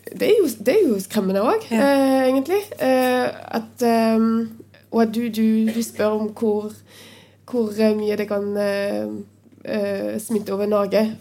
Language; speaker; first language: Norwegian; non-native, fluent; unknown